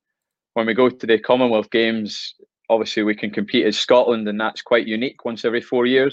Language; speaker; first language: English; native; English